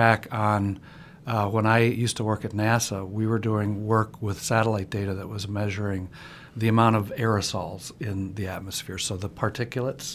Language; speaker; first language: English; native; English